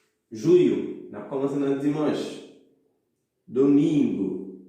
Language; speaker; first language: French; non-native, local second language; Haitian Creole